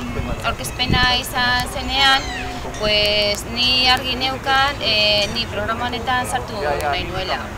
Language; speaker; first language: Basque; non-native, local second language; Spanish